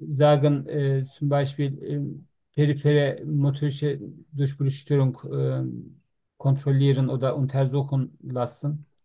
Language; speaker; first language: German; non-native, learner; Turkish